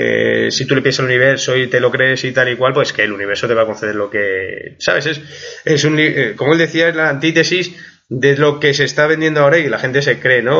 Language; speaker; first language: Spanish; native; Spanish